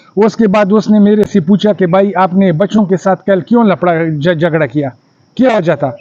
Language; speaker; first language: Urdu; non-native, local second language; Pashto